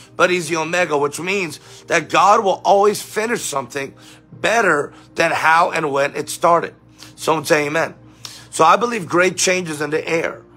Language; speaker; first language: English; native; English